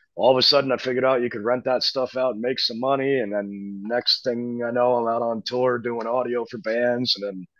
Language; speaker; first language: English; native; English